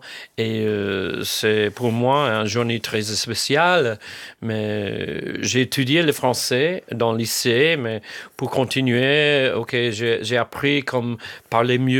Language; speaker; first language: French; non-native, fluent; English